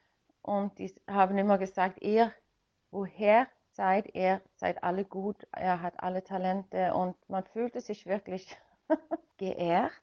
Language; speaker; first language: German; non-native, fluent; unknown